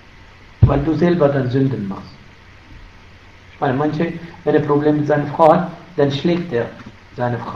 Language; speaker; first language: German; non-native, fluent; Arabic